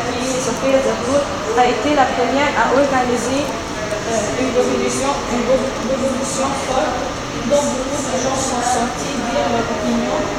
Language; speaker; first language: French; non-native, learner; Arabic